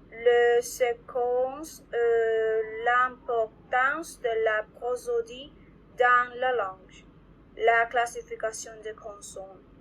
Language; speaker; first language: French; non-native, learner; Spanish